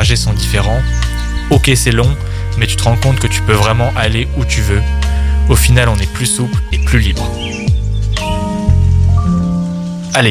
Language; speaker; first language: French; native; French